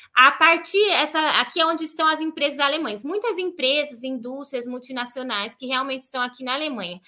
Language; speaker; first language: Portuguese; native; Portuguese